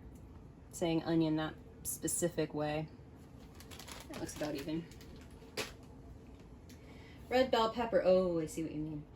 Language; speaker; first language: English; native; English